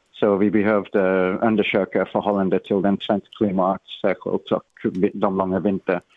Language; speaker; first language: Swedish; non-native, fluent; English